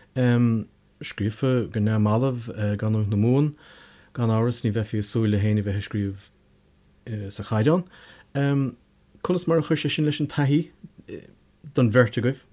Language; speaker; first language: Irish; native; Irish